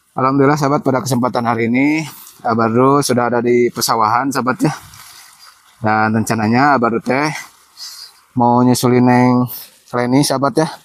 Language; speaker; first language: Indonesian; non-native, local second language; Sundanese